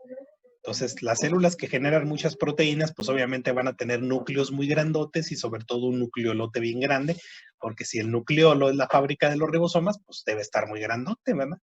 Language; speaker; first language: Spanish; native; Spanish